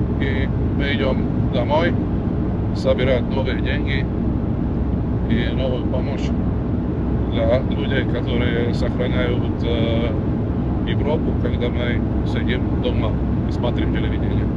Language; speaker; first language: Russian; non-native, learner; Slovak